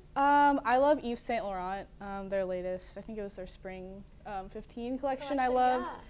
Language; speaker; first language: English; native; English